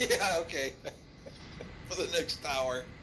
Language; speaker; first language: English; native; English